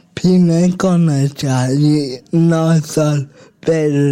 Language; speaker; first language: Catalan; non-native, local second language; Spanish